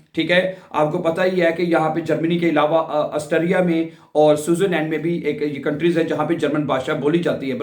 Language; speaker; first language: Urdu; non-native, local second language; Punjabi